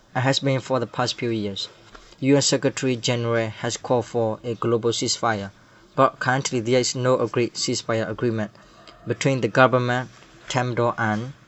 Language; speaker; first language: English; non-native, learner; Burmese